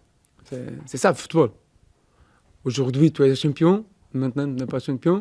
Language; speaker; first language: French; non-native, fluent; Portuguese